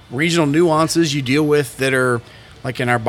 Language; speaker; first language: English; native; English